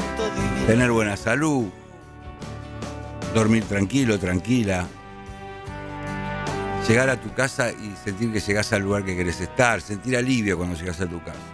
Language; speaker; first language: Spanish; native; Spanish